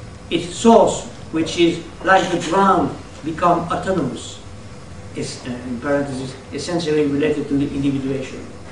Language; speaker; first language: English; non-native, fluent; French